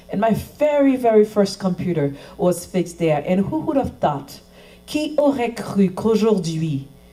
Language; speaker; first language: English; non-native, fluent; Haitian Creole